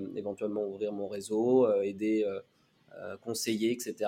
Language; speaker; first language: French; native; French